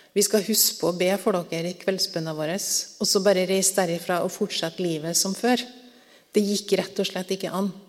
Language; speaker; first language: Norwegian; native; Norwegian